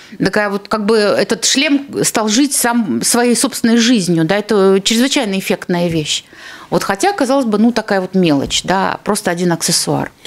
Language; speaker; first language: Russian; native; Russian